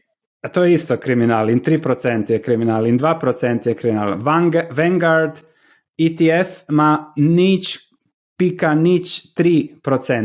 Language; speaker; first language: Slovenian; non-native, learner; Croatian